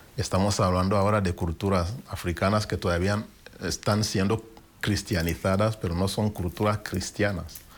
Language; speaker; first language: Spanish; non-native, fluent; Kinyarwanda